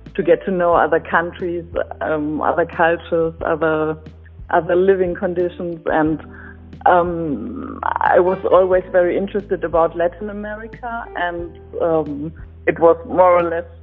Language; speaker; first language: English; non-native, fluent; German